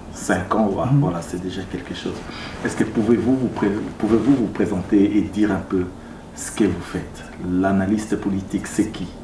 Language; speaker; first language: French; non-native, local second language; Lingala